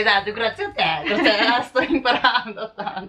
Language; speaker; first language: Italian; non-native, learner; Japanese